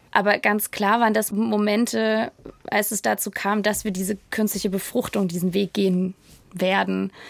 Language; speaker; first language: German; native; German